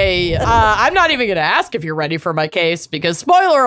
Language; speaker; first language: English; native; English